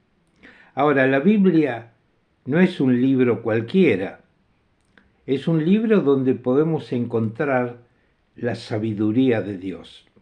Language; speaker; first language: Spanish; non-native, fluent; Italian